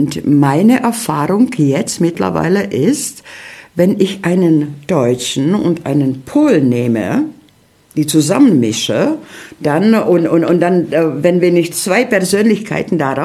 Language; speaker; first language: German; early bilingual, heritage; Czech